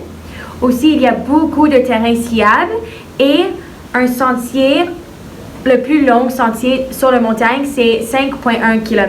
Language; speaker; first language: French; non-native, fluent; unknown